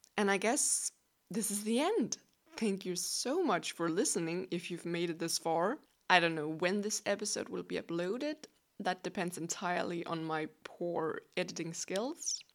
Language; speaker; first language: English; non-native, fluent; Danish